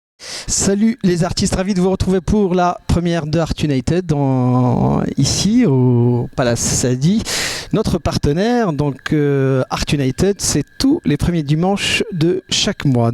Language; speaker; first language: French; non-native, local second language; Arabic